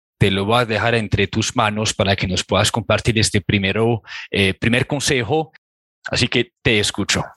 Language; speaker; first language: Spanish; native; Spanish